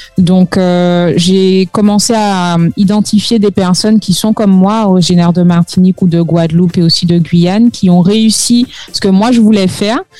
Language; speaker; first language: French; native; French